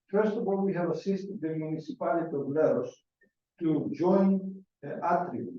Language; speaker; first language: English; non-native, fluent; Greek